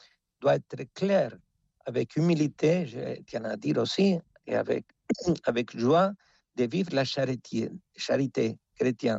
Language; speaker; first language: French; non-native, fluent; Spanish